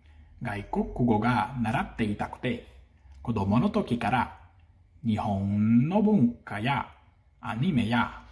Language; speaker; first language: Japanese; non-native, learner; Portuguese